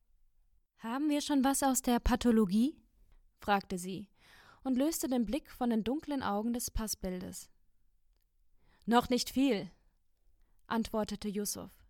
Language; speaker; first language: German; native; German